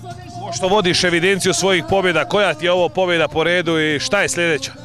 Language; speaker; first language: Serbian; native; Serbian